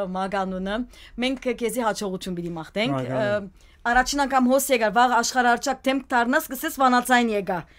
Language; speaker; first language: Armenian; early bilingual, heritage; Armenian